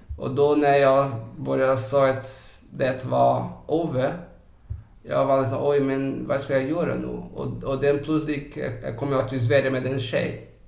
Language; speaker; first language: Swedish; non-native, fluent; Portuguese